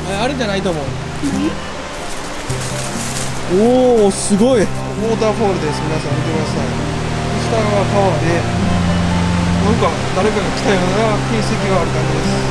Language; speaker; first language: Japanese; native; Japanese